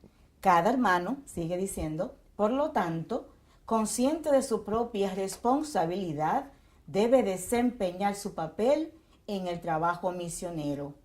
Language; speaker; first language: Spanish; native; Spanish